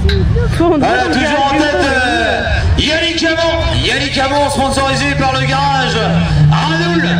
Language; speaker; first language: French; native; French